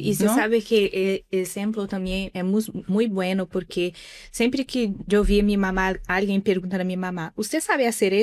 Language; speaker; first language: Spanish; non-native, learner; Portuguese